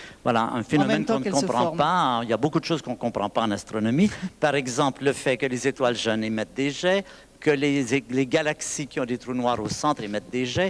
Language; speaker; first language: French; native; French